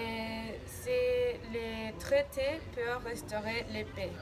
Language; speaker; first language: French; non-native, learner; Spanish